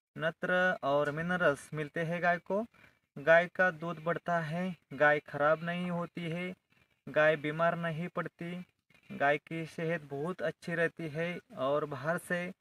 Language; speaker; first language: Hindi; non-native, local second language; Marathi